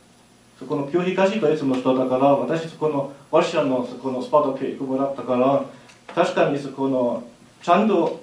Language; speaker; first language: Japanese; non-native, learner; German